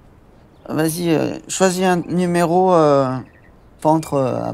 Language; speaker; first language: French; native; French